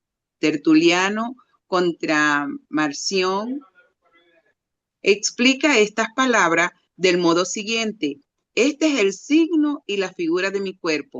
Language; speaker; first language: Spanish; native; Spanish